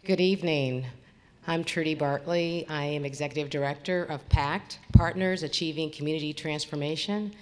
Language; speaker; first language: English; native; English